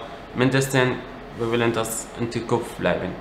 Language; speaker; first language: German; non-native, learner; Arabic